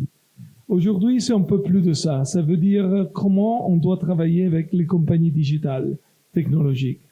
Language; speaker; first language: French; non-native, local second language; Italian